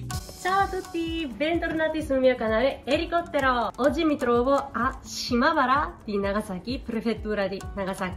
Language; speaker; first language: Italian; non-native, fluent; Japanese